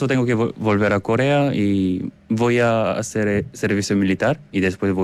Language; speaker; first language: Spanish; non-native, learner; Korean